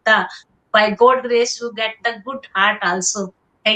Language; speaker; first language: English; non-native, local second language; Hindi